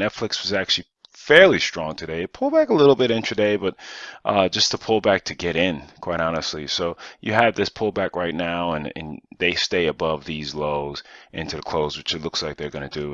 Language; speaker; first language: English; native; English